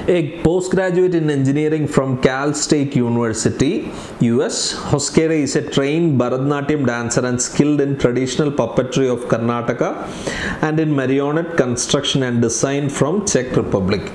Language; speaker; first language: English; non-native, local second language; Malayalam